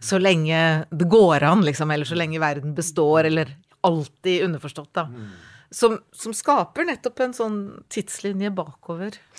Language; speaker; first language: Norwegian; native; Norwegian